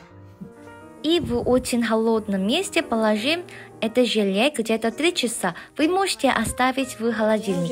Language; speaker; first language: Russian; non-native, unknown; Korean